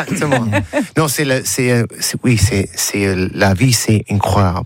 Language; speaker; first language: French; non-native, learner; English